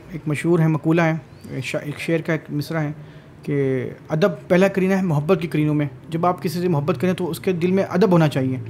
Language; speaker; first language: Urdu; native; Urdu